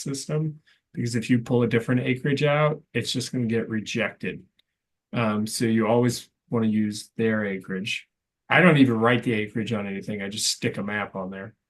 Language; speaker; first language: English; native; English